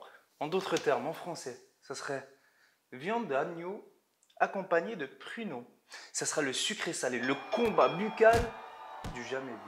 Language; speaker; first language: French; native; French